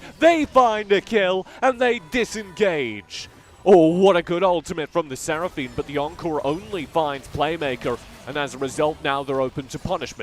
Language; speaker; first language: English; native; English